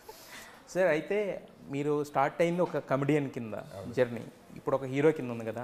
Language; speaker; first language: Telugu; native; Telugu